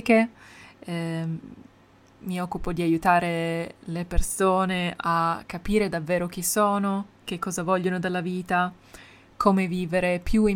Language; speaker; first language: English; non-native, fluent; Italian